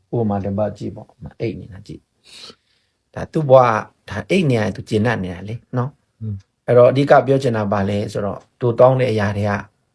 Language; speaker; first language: Burmese; non-native, local second language; Pa'o Karen